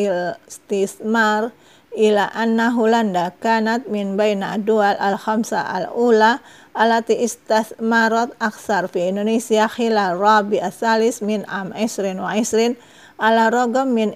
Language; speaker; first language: Arabic; non-native, learner; Indonesian